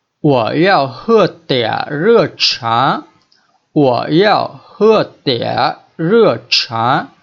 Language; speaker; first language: Chinese; non-native, fluent; Vietnamese